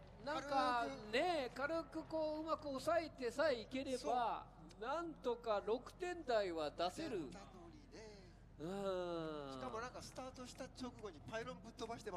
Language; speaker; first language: Japanese; native; Japanese